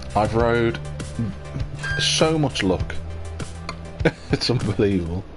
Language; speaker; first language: English; native; English